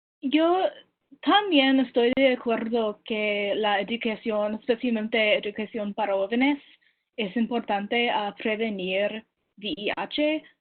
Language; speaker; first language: Spanish; non-native, learner; English